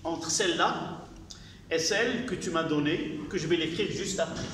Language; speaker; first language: French; non-native, local second language; Arabic